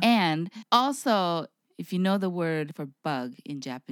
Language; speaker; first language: English; early bilingual, other home language; Japanese